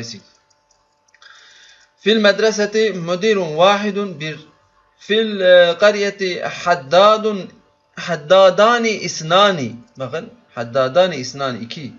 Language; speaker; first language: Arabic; non-native, fluent; Turkish